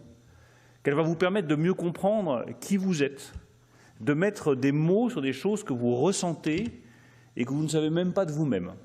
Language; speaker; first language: French; native; French